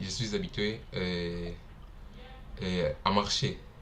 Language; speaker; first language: French; non-native, learner; Portuguese